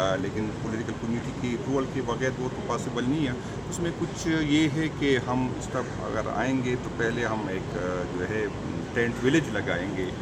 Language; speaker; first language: Urdu; non-native, local second language; Pashto